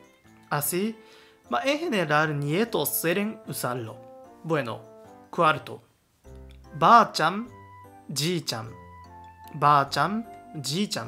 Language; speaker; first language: Spanish; non-native, learner; Japanese